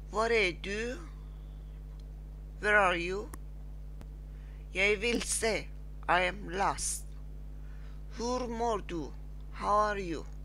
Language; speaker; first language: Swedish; non-native, learner; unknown